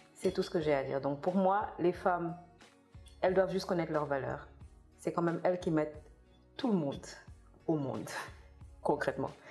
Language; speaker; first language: French; non-native, local second language; Kabuverdianu